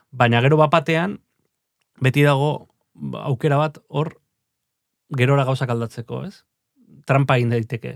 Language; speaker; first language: Basque; native; Basque